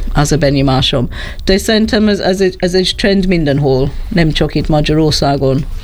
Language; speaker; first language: Hungarian; non-native, learner; English